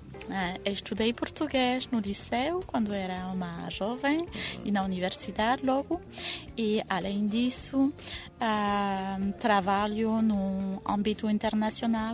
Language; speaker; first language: Portuguese; non-native, fluent; French